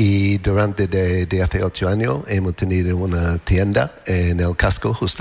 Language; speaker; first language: Spanish; non-native, learner; English